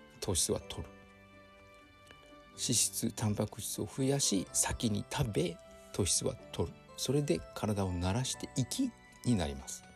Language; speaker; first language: Japanese; native; Japanese